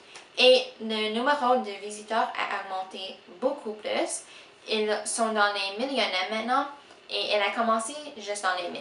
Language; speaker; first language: French; non-native, local second language; English